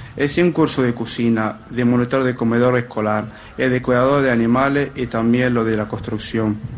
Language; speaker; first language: Spanish; non-native, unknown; Arabic